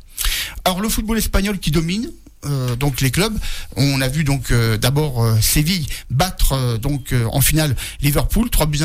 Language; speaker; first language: French; native; French